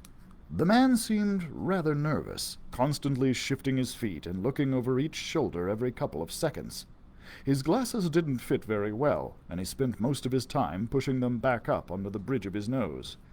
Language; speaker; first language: English; native; English